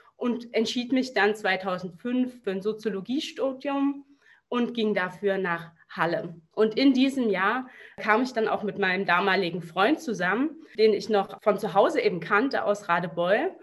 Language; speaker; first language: German; native; German